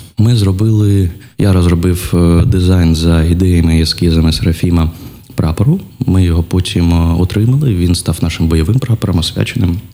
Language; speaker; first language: Ukrainian; non-native, local second language; Russian